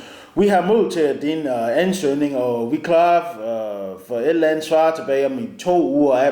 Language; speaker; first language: Danish; non-native, learner; English